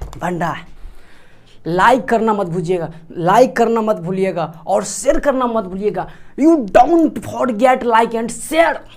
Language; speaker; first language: Hindi; native; Hindi